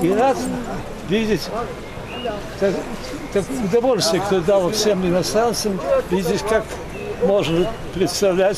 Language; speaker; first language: Russian; early bilingual, heritage; Russian